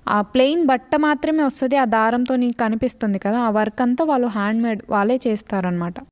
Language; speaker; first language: Telugu; non-native, local second language; Lambadi